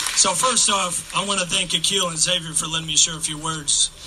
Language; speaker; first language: English; native; English